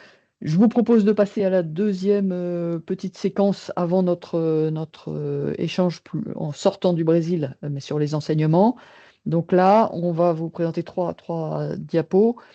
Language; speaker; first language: French; native; French